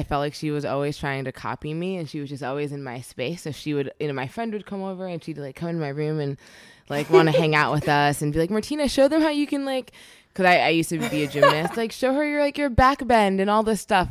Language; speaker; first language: English; native; English